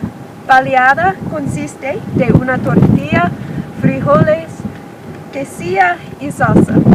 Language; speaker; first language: Spanish; non-native, learner; English